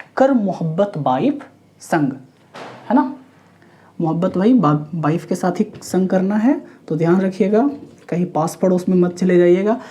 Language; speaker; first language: Hindi; non-native, local second language; Marathi